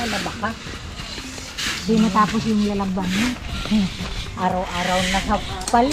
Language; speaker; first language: Filipino; native; Filipino